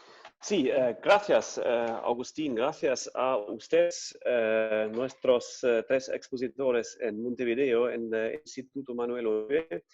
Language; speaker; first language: Spanish; non-native, fluent; German